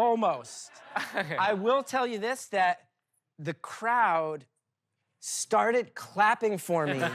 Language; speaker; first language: English; native; English